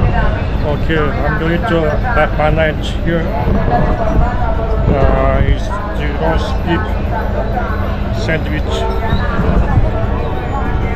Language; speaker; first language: English; non-native, learner; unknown